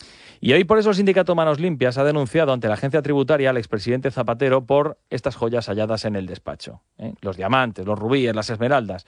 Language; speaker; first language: Spanish; native; Spanish